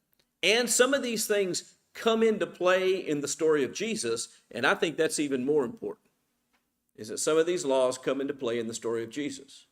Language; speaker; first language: English; native; English